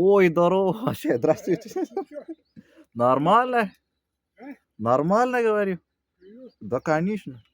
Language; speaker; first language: Russian; non-native, learner; Malayalam